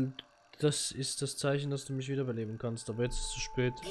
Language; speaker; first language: German; native; German